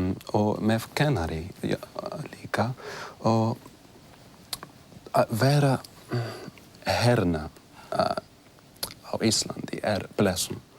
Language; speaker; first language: Icelandic; non-native, learner; English